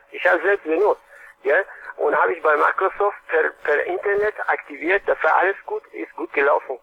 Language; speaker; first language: German; non-native, learner; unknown